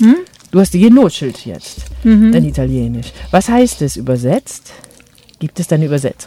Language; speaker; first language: German; native; German